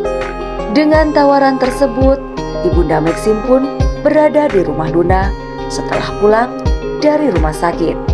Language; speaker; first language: Indonesian; native; Indonesian